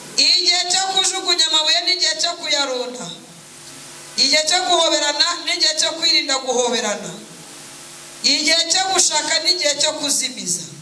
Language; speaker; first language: Kinyarwanda; native; Kinyarwanda